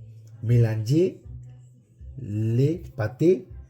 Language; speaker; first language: French; non-native, learner; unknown